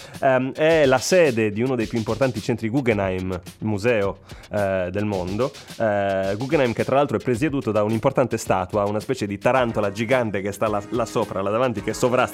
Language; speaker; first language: Italian; native; Italian